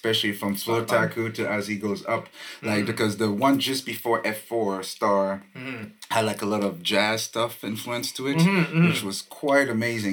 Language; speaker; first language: English; non-native, fluent; French